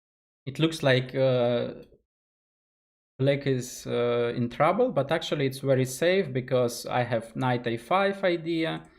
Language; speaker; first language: English; non-native, fluent; Russian